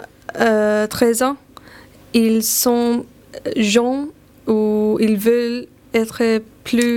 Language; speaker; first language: French; non-native, learner; Finnish